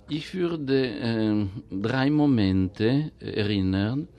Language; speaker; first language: German; non-native, fluent; Italian